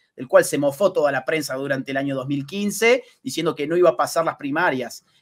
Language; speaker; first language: Spanish; native; Spanish